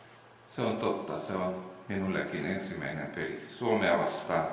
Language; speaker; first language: Finnish; non-native, fluent; Romanian